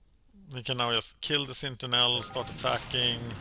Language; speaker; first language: English; non-native, fluent; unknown